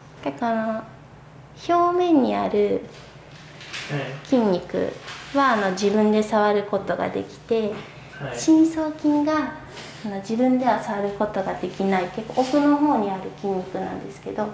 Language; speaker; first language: Japanese; native; Japanese